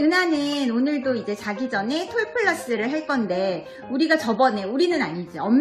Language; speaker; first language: Korean; native; Korean